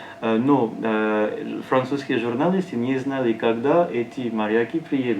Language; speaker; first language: Russian; non-native, learner; French